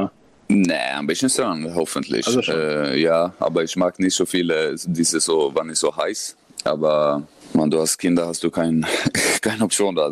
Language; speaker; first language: German; non-native, learner; Swedish